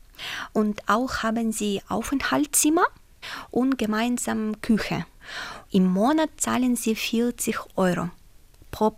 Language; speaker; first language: German; non-native, fluent; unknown